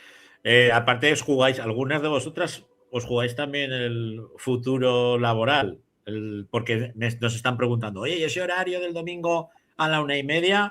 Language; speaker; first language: Spanish; native; Spanish